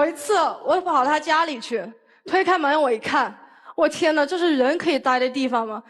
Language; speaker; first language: Chinese; native; Chinese